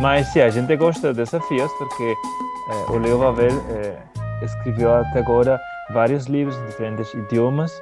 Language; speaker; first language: Portuguese; non-native, fluent; Spanish